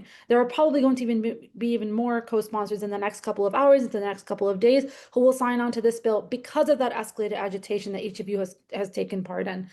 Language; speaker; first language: English; native; English